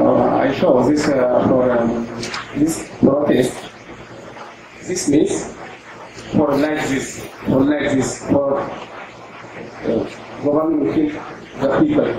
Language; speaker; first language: English; non-native, learner; Oromo